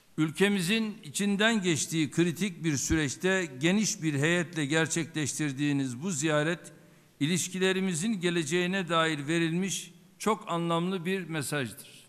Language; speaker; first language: Turkish; native; Turkish